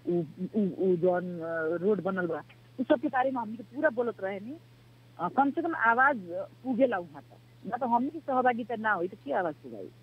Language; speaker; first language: Bhojpuri; native; Bhojpuri